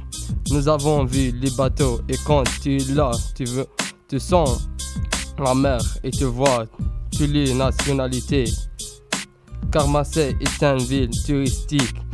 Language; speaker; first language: French; non-native, learner; Arabic